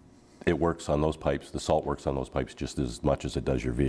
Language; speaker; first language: English; native; English